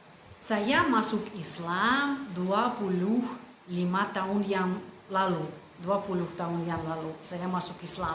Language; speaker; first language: Indonesian; non-native, fluent; Russian